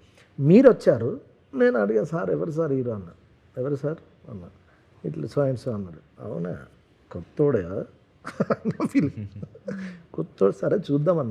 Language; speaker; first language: Telugu; native; Telugu